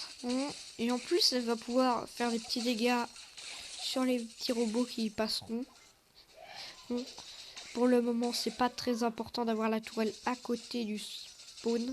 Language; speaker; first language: French; native; French